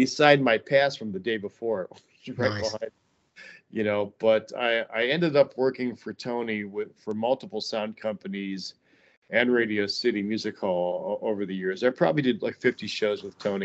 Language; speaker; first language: English; native; English